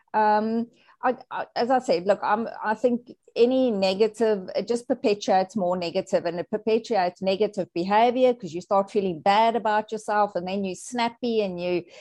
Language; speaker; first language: English; native; English